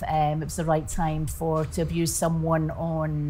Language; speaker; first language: English; native; English